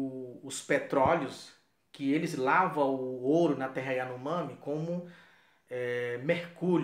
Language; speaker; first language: Portuguese; non-native, local second language; Yanomámi